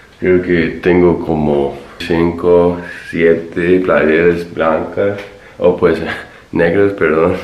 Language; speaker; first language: Spanish; non-native, fluent; English